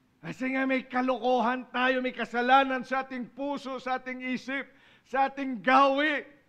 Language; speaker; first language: Filipino; non-native, local second language; Iloko